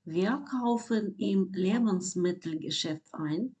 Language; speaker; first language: German; non-native, fluent; Ukrainian